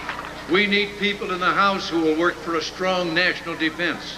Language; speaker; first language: English; native; English